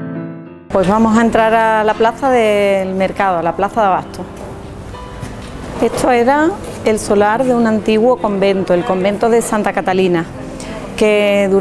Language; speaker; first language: Spanish; native; Spanish